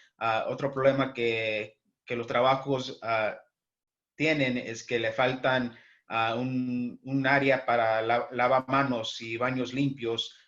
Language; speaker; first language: Spanish; early bilingual, heritage; English